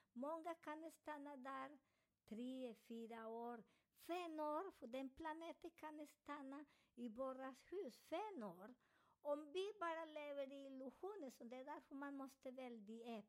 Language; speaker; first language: Swedish; non-native, learner; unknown